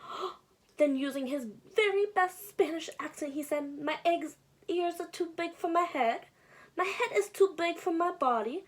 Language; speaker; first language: English; native; English